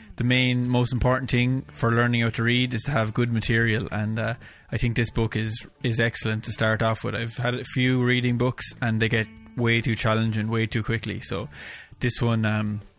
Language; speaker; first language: English; native; English